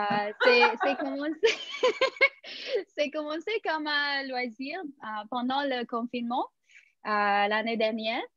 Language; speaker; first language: French; non-native, fluent; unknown